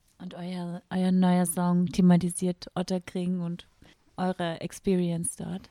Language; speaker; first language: German; native; German